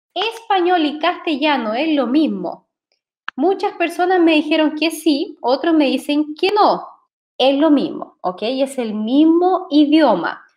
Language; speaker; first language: Spanish; non-native, fluent; Portuguese